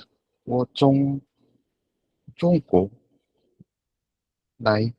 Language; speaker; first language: Chinese; non-native, learner; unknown